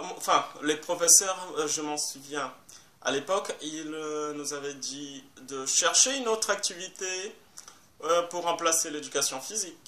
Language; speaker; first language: French; non-native, fluent; Portuguese